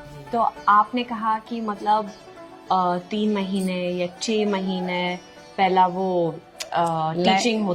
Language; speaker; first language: Hindi; native; Hindi